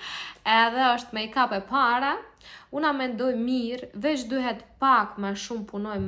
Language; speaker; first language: Albanian; non-native, learner; Russian